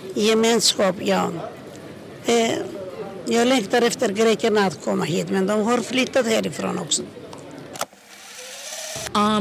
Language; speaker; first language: Swedish; non-native, learner; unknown